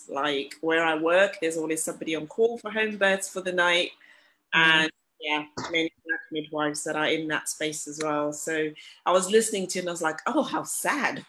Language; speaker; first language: English; non-native, local second language; Shona